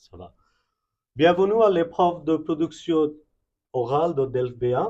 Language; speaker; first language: French; non-native, fluent; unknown